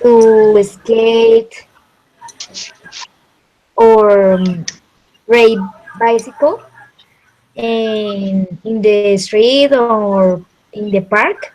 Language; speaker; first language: English; non-native, learner; Spanish